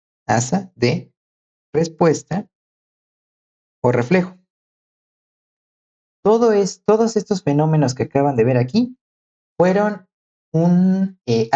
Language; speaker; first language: Spanish; native; Spanish